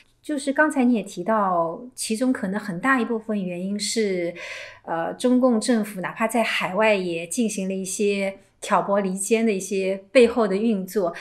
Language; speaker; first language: Chinese; native; Chinese